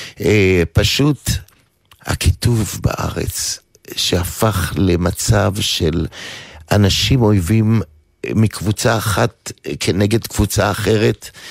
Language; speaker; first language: Hebrew; native; Hebrew